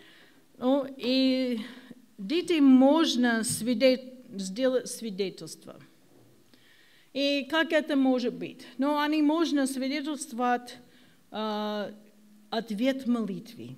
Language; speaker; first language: Russian; non-native, learner; English